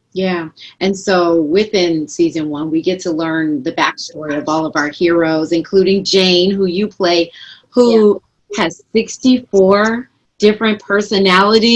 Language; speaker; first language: English; native; English